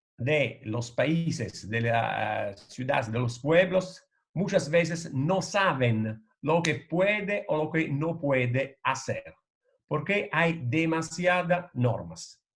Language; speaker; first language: Spanish; non-native, fluent; Italian